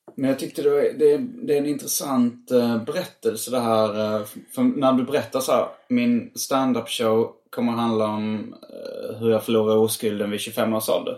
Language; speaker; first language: Swedish; native; Swedish